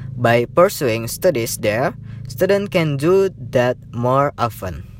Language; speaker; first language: English; non-native, learner; Indonesian